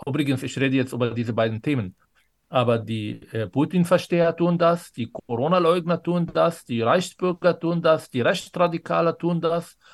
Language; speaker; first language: German; non-native, fluent; Arabic